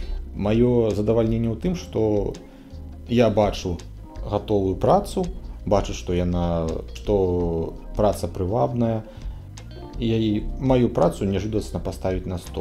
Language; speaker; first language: Belarusian; non-native, local second language; Russian